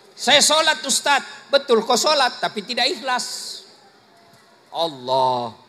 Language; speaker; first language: Indonesian; non-native, local second language; Buginese